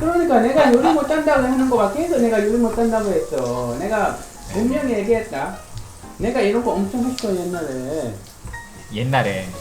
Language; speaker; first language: Korean; non-native, fluent; Malay